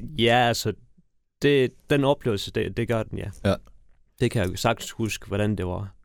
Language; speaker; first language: Danish; early bilingual, other home language; Persian